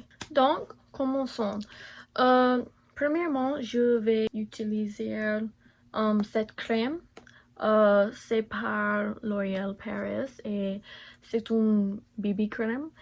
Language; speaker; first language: French; non-native, learner; English